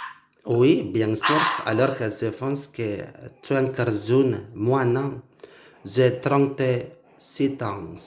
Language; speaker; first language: French; non-native, learner; Indonesian